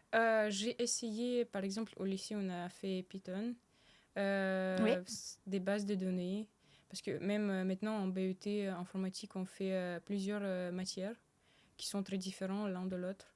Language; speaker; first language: French; early bilingual, other home language; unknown